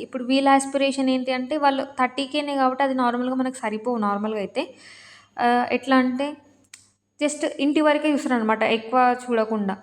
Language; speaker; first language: Telugu; native; Telugu